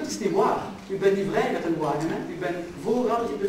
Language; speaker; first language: Dutch; non-native, local second language; French